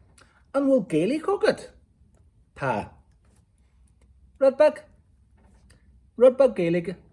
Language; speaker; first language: Irish; non-native, local second language; English